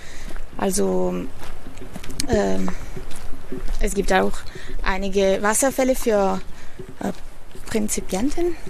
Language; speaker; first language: German; non-native, learner; Italian